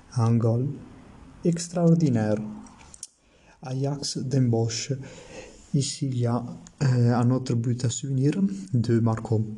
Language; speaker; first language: French; non-native, learner; Italian